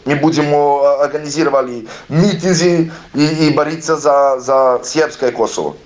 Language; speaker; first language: Russian; non-native, learner; Serbian